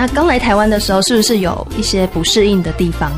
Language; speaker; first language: Chinese; native; Chinese